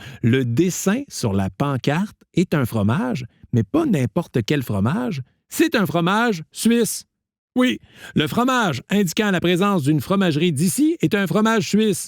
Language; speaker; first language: French; native; French